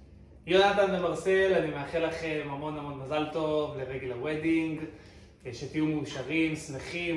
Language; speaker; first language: Hebrew; native; Hebrew